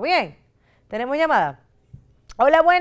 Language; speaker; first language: Spanish; native; Spanish